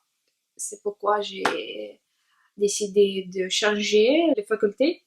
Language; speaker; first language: French; non-native, learner; Russian